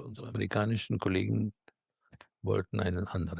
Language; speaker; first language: German; non-native, fluent; Russian